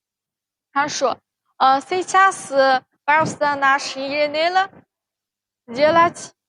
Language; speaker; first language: Russian; non-native, learner; Chinese